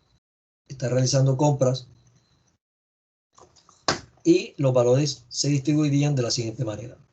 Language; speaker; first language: Spanish; native; Spanish